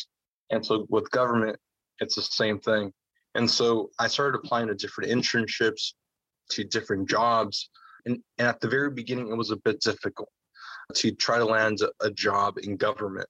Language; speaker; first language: English; native; English